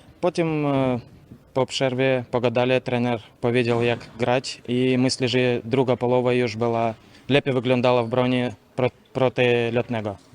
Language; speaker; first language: Polish; non-native, learner; Ukrainian